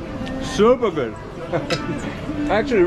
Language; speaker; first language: English; non-native, fluent; German